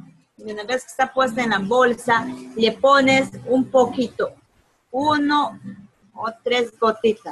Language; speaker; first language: Spanish; native; Spanish